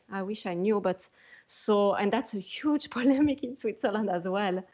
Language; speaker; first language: English; non-native, fluent; French